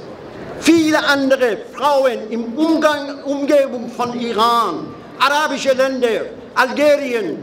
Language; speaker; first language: German; non-native, fluent; Persian